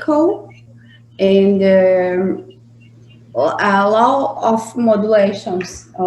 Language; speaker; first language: English; non-native, learner; Portuguese